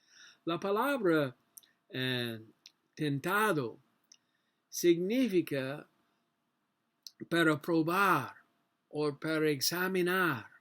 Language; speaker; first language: Spanish; non-native, learner; English